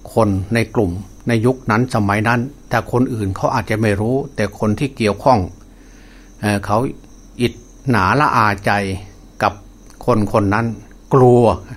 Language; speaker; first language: Thai; native; Thai